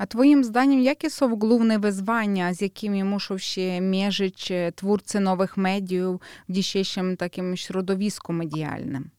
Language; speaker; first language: Polish; non-native, fluent; Ukrainian